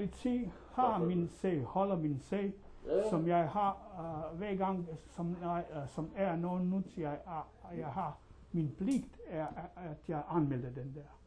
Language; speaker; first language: Danish; non-native, learner; Croatian